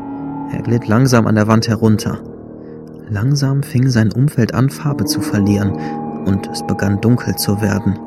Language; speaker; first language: German; native; German